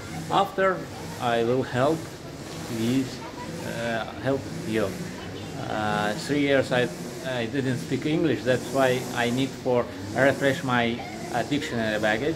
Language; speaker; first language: English; non-native, learner; Russian